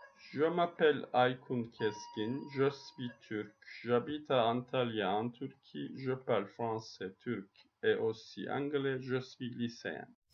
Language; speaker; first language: French; non-native, learner; Turkish